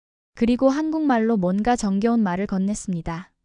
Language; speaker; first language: Korean; native; Korean